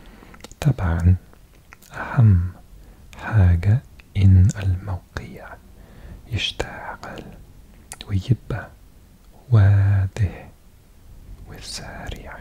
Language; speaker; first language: Arabic; non-native, learner; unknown